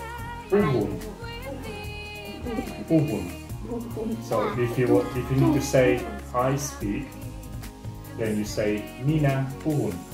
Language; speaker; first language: English; non-native, fluent; Russian